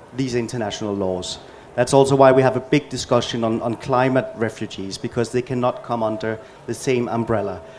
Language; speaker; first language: English; non-native, fluent; Danish